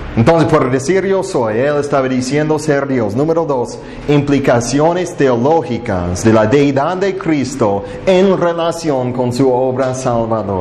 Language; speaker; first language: Spanish; non-native, fluent; English